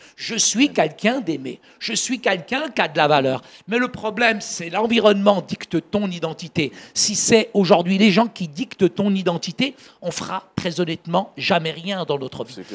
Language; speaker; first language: French; early bilingual, other home language; Arabic